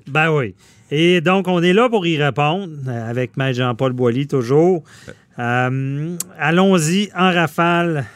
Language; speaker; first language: French; native; French